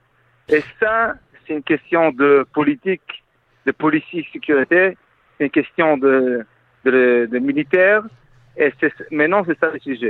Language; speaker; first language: French; non-native, fluent; Hebrew